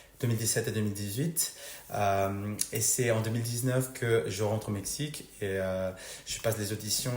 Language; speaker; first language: French; non-native, fluent; Spanish